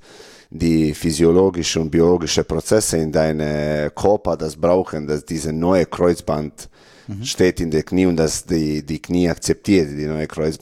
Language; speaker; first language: German; non-native, learner; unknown